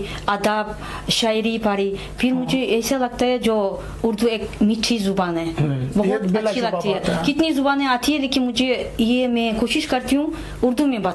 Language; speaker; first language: Hindi; non-native, fluent; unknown